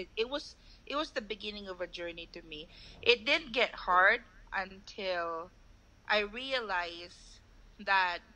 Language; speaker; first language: English; non-native, local second language; Cebuano